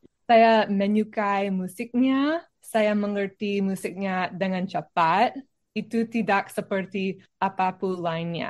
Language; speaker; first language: Indonesian; non-native, learner; English